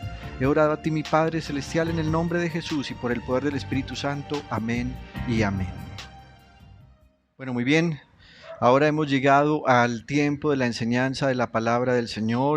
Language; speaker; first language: Spanish; native; Spanish